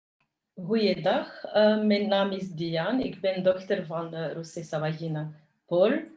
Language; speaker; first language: Dutch; early bilingual, other home language; Kinyarwanda